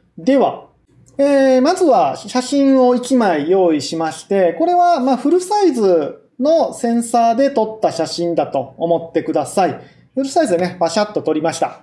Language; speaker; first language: Japanese; native; Japanese